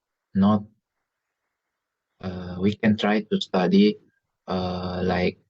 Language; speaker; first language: English; non-native, learner; Indonesian